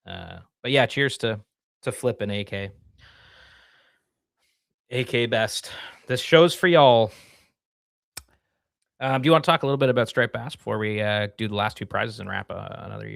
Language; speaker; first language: English; native; English